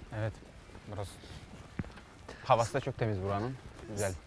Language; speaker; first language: Turkish; native; Turkish